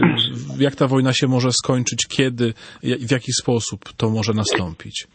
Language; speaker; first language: Polish; native; Polish